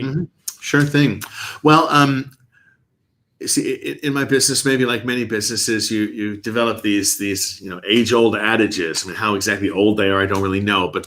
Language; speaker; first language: English; native; English